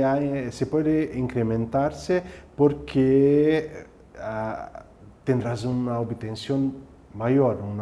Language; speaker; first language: Spanish; non-native, fluent; Portuguese